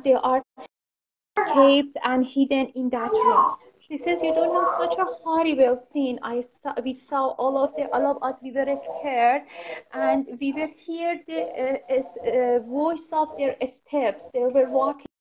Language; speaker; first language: English; non-native, fluent; Persian